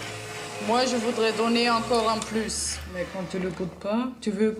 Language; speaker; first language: French; non-native, learner; German